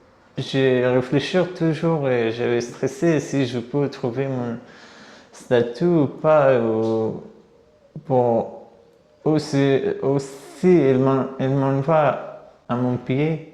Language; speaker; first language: French; non-native, learner; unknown